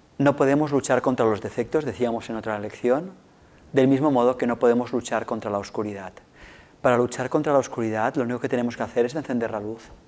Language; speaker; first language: Spanish; non-native, local second language; Catalan